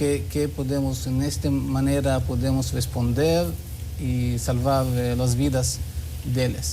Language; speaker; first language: Spanish; non-native, learner; Hebrew